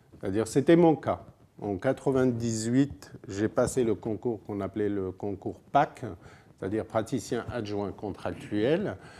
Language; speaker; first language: French; non-native, local second language; Arabic